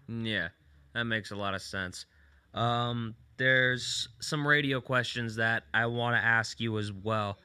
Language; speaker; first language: English; native; English